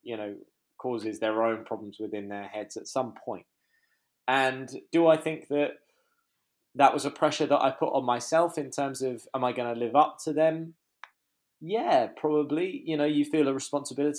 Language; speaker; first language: English; native; English